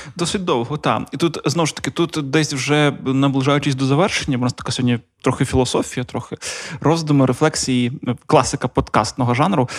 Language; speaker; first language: Ukrainian; non-native, local second language; Russian